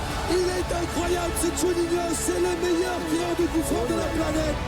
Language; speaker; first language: French; native; French